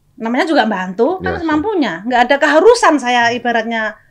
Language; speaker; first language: Indonesian; native; Indonesian